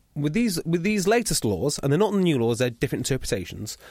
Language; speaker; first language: English; native; English